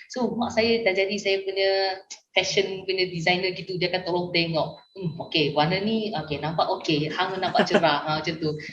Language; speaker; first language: Malay; non-native, local second language; Min Nan Chinese